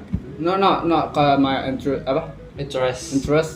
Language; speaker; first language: English; non-native, learner; Javanese